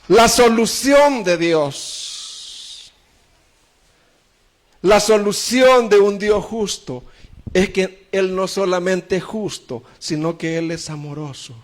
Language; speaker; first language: Spanish; native; Spanish